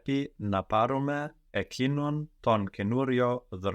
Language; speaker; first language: Greek; non-native, learner; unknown